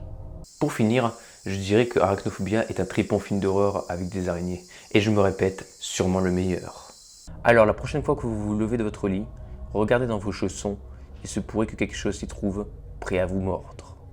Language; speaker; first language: French; native; French